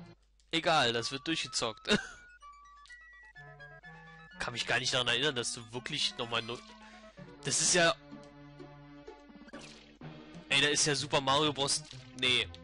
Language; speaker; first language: German; native; German